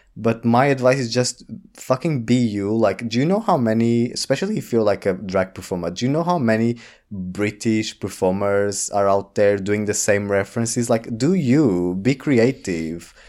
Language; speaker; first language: English; non-native, fluent; Portuguese